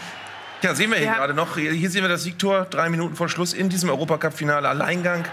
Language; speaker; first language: German; native; German